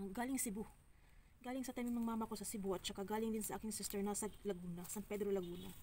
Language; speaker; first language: Filipino; non-native, local second language; Cebuano